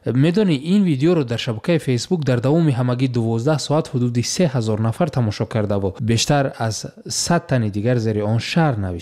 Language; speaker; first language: Tajik; native; Tajik